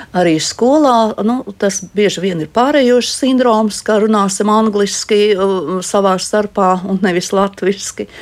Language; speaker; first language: Latvian; native; Latvian